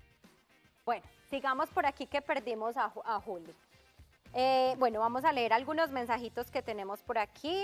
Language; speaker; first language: Spanish; native; Spanish